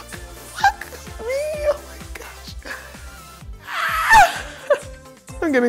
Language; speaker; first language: English; native; English